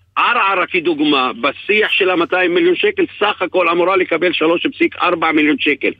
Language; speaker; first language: Hebrew; non-native, local second language; Arabic